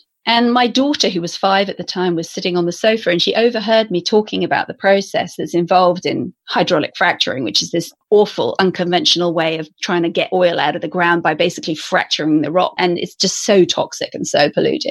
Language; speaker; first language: English; native; English